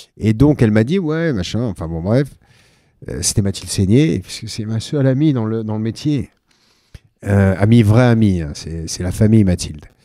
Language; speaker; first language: French; native; French